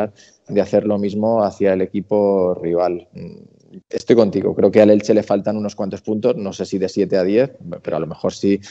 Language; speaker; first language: Spanish; native; Spanish